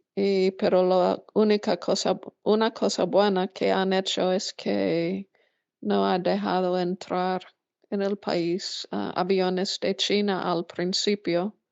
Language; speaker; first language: Spanish; non-native, fluent; English